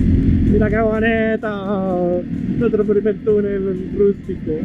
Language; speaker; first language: Spanish; native; Spanish